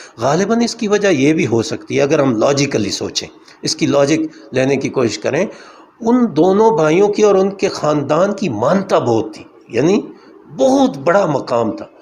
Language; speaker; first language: Urdu; non-native, local second language; Punjabi